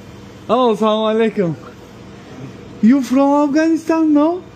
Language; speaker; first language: English; non-native, learner; Tajik